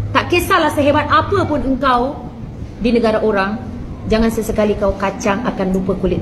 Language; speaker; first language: Malay; native; Malay